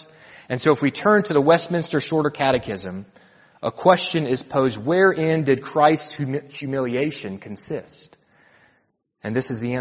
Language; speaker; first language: English; native; English